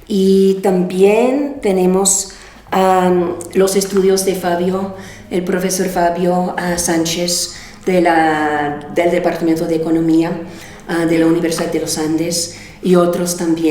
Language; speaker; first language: Spanish; non-native, fluent; English